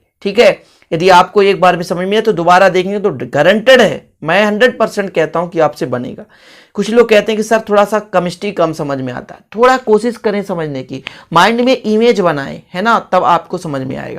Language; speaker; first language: Hindi; native; Hindi